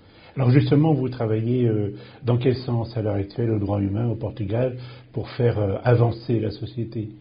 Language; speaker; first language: French; native; French